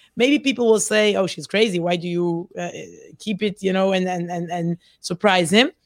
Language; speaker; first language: English; non-native, fluent; Hebrew